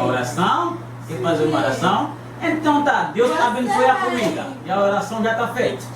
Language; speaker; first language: Portuguese; non-native, fluent; Haitian Creole